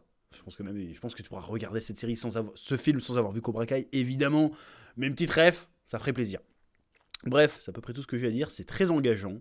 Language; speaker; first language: French; native; French